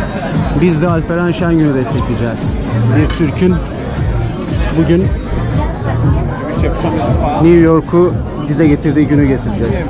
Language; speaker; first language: Turkish; native; Turkish